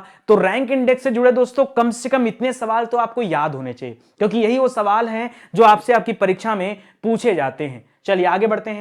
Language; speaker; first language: Hindi; native; Hindi